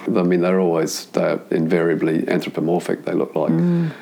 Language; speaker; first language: English; native; English